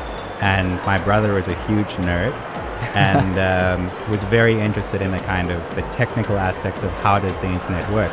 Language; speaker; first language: English; native; English